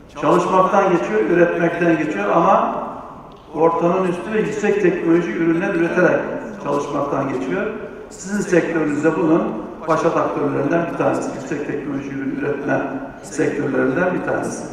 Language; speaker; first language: Turkish; native; Turkish